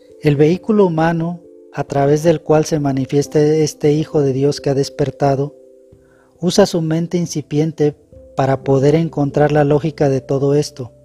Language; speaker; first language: Spanish; native; Spanish